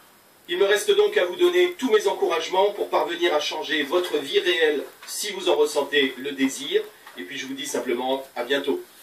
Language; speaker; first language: French; native; French